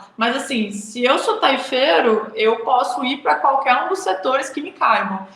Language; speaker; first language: Portuguese; native; Portuguese